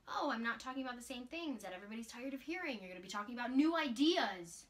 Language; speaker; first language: English; native; English